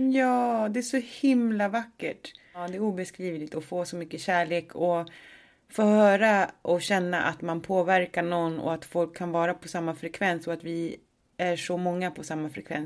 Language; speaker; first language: Swedish; native; Swedish